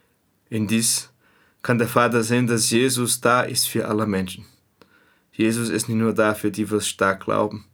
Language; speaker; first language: German; non-native, fluent; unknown